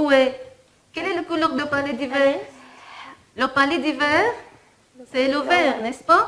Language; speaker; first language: French; non-native, fluent; Arabic